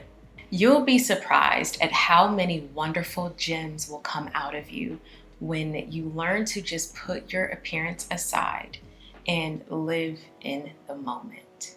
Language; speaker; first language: English; native; English